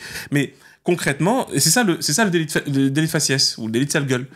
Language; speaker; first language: French; native; French